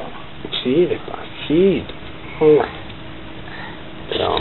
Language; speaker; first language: Spanish; native; Spanish